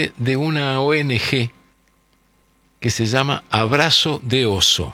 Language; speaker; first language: Spanish; native; Spanish